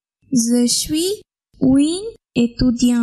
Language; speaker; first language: French; non-native, learner; Tamil